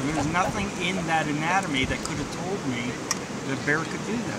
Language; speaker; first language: English; native; English